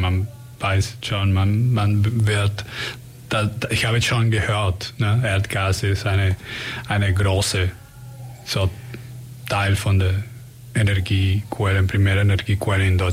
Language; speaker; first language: German; non-native, fluent; Spanish